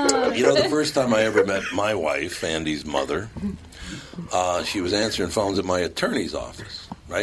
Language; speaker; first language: English; native; English